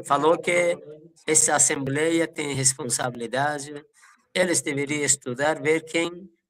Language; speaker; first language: Portuguese; non-native, fluent; Persian